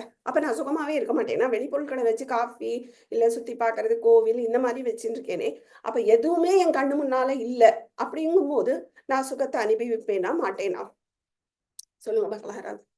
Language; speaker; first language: Tamil; native; Tamil